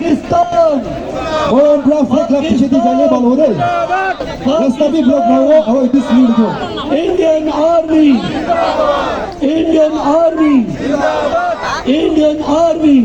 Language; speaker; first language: Hindi; non-native, local second language; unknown